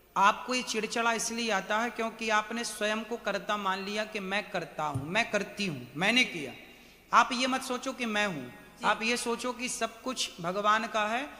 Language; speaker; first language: Hindi; native; Hindi